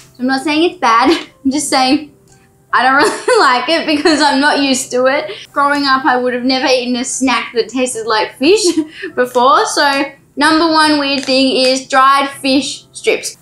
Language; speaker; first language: English; native; English